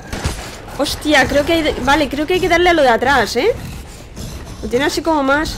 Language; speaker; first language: Spanish; native; Spanish